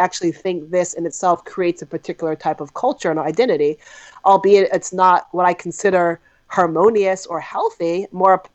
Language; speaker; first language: English; native; English